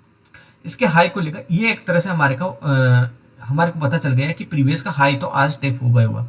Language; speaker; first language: Hindi; native; Hindi